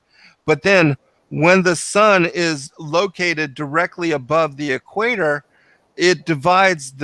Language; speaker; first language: English; native; English